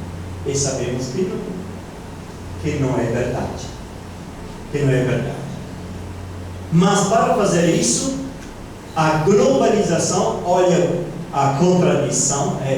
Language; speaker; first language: Portuguese; non-native, fluent; Italian